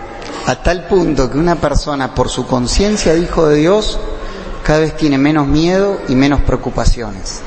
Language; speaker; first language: Spanish; native; Spanish